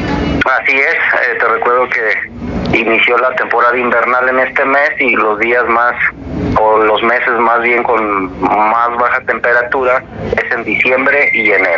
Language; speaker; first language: Spanish; native; Spanish